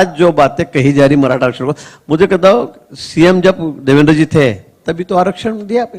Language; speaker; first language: Hindi; non-native, local second language; Marathi